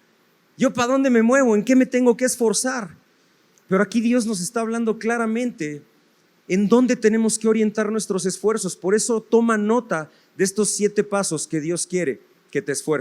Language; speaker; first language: Spanish; native; Spanish